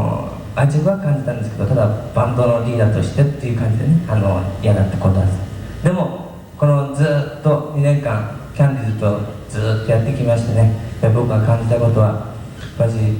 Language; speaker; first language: Japanese; native; Japanese